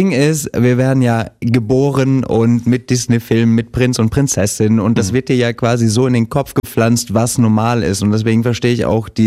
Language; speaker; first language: German; native; German